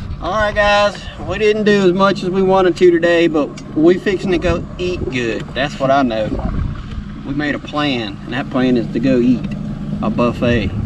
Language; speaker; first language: English; native; English